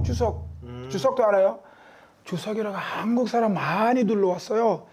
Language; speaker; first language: Korean; non-native, learner; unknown